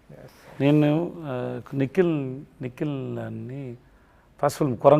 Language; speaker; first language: Telugu; non-native, learner; Tamil